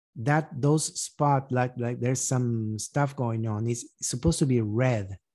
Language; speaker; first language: English; non-native, fluent; Spanish